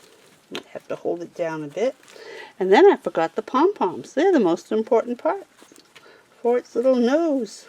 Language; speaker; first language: English; native; English